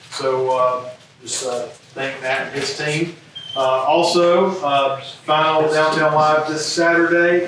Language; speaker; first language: English; native; English